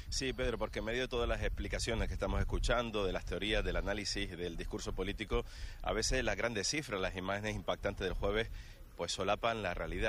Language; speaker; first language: Spanish; native; Spanish